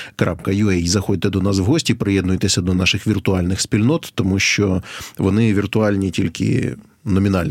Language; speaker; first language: Ukrainian; native; Ukrainian